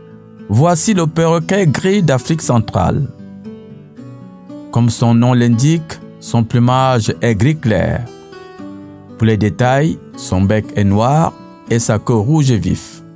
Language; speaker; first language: French; native; French